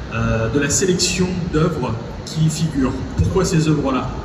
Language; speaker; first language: French; native; French